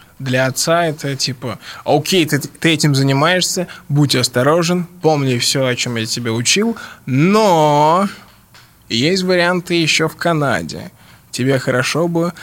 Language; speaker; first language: Russian; early bilingual, other home language; English